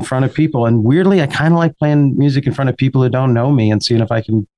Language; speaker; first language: English; native; English